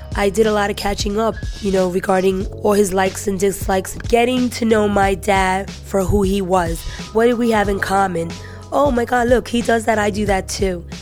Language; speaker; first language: English; native; English